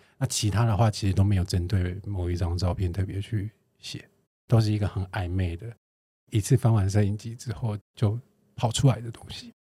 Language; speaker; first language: Chinese; native; Chinese